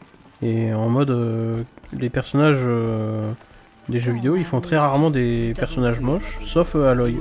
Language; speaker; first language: French; native; French